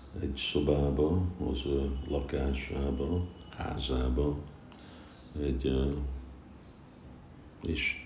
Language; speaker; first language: Hungarian; early bilingual, heritage; Hungarian